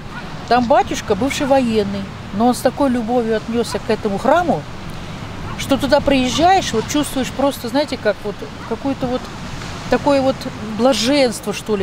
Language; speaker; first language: Russian; native; Russian